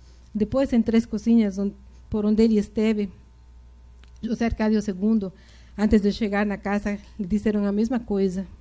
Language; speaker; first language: Portuguese; non-native, fluent; Spanish